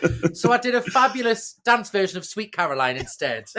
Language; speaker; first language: English; native; English